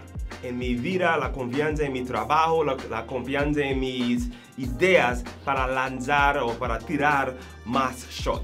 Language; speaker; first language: Spanish; non-native, learner; English